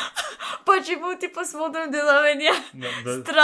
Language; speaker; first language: Russian; non-native, learner; English